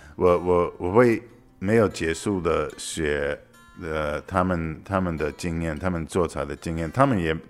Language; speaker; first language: Chinese; non-native, fluent; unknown